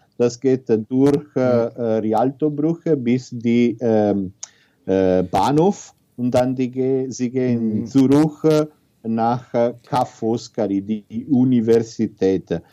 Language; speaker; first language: German; non-native, learner; Italian